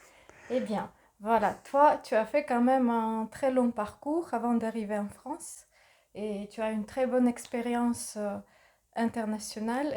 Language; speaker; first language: French; non-native, fluent; Russian